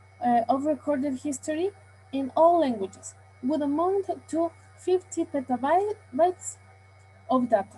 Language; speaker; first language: English; non-native, learner; Spanish